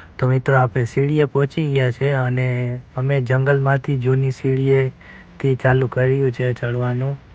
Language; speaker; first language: Gujarati; non-native, local second language; Kachhi